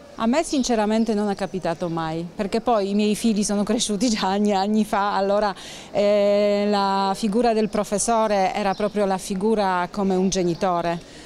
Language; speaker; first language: Italian; non-native, fluent; Polish